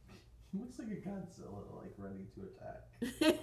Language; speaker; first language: English; native; English